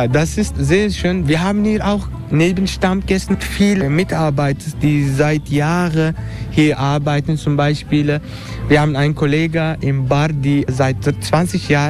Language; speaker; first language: German; non-native, learner; Turkish